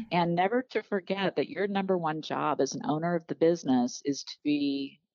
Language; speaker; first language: English; native; English